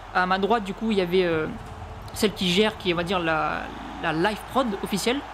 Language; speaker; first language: French; native; French